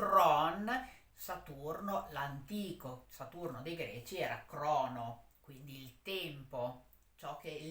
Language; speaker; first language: Italian; native; Italian